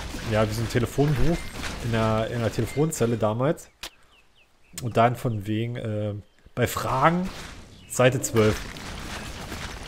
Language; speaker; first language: German; native; German